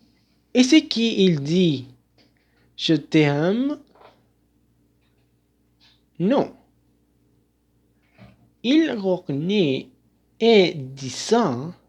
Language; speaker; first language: French; non-native, learner; Spanish